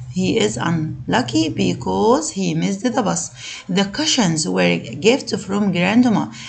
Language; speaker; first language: English; non-native, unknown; Arabic